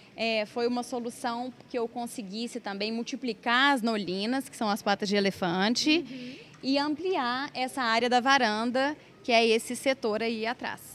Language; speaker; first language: Portuguese; native; Portuguese